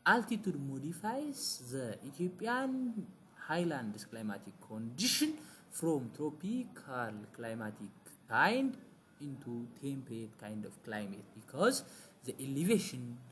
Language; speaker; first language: English; non-native, local second language; Amharic